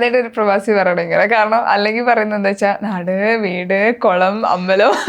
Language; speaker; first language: Malayalam; native; Malayalam